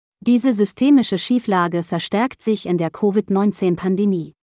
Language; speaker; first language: German; native; German